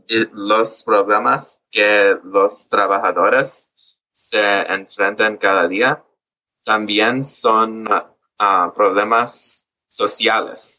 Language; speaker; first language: Spanish; early bilingual, heritage; English